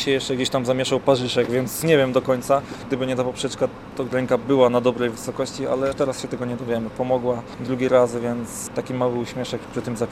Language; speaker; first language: Polish; native; Polish